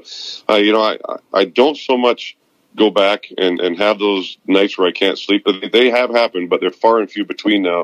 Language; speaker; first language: English; native; English